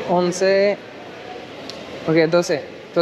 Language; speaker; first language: Spanish; non-native, learner; French